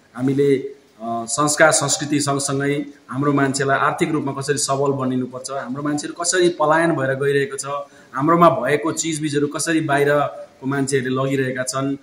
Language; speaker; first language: Nepali; native; Nepali